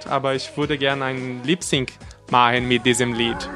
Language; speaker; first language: German; non-native, learner; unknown